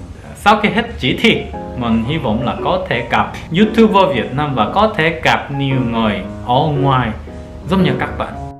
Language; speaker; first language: Vietnamese; non-native, learner; Korean